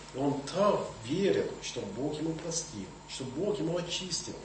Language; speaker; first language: Russian; non-native, fluent; English